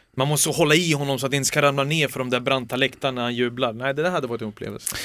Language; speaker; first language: Swedish; early bilingual, other home language; Serbian